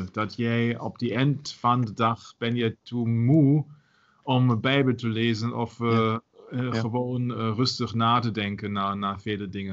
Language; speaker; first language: Dutch; non-native, learner; German